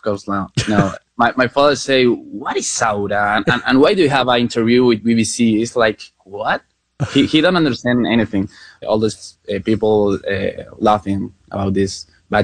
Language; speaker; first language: English; non-native, learner; Spanish